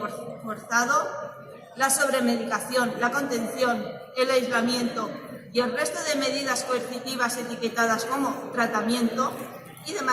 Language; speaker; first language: Spanish; native; Spanish